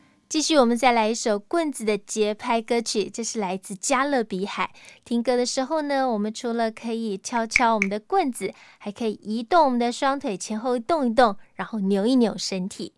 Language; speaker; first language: Chinese; native; Chinese